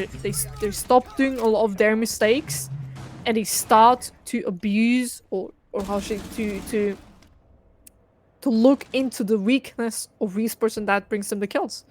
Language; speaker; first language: English; non-native, fluent; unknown